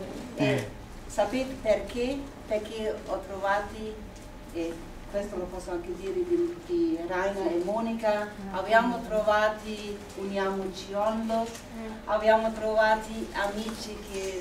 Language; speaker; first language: Italian; non-native, fluent; German